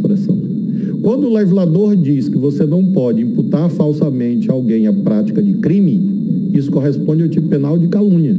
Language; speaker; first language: Portuguese; native; Portuguese